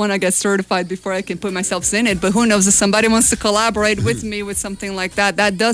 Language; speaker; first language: English; non-native, fluent; Portuguese